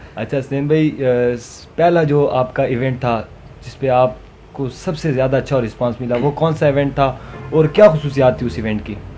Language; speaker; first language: Urdu; non-native, local second language; Punjabi